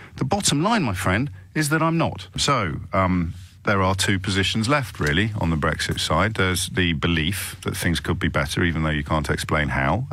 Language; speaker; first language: English; native; English